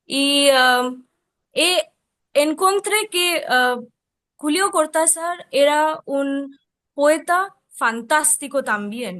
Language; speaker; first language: Spanish; non-native, fluent; Bangla